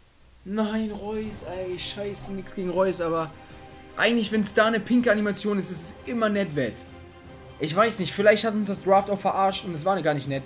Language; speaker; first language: German; native; German